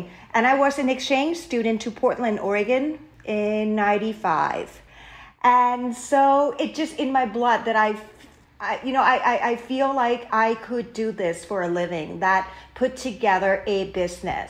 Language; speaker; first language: English; non-native, fluent; Thai